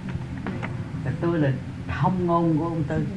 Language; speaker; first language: French; non-native, learner; Vietnamese